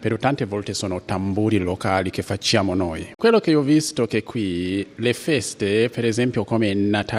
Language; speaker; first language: Italian; non-native, fluent; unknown